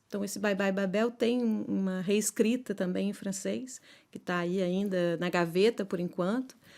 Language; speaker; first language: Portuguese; native; Portuguese